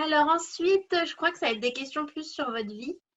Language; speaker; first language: French; native; French